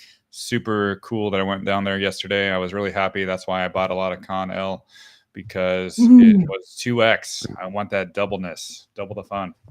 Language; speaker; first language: English; native; English